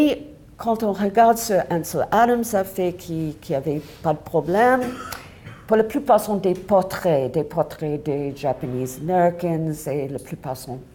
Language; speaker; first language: French; non-native, fluent; English